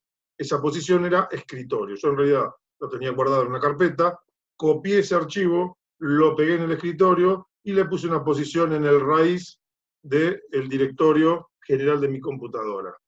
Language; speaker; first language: Spanish; native; Spanish